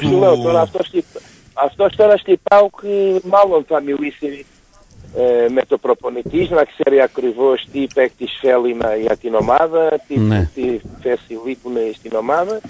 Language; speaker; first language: Greek; non-native, learner; Portuguese